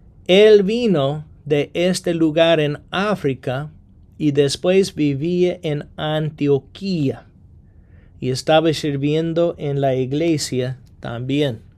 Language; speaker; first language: Spanish; non-native, fluent; English